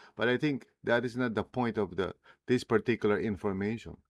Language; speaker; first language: English; non-native, local second language; Filipino